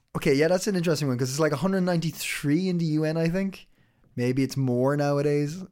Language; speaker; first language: English; native; English